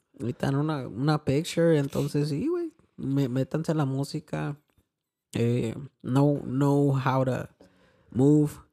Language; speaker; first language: Spanish; early bilingual, heritage; Spanish